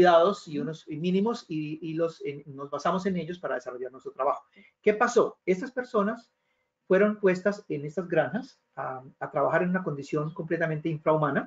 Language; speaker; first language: Spanish; native; Spanish